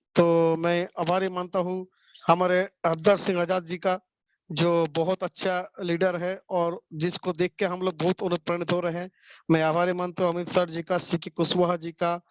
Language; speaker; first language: Hindi; non-native, local second language; Bangla